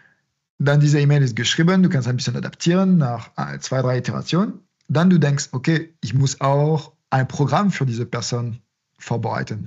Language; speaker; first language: German; non-native, fluent; French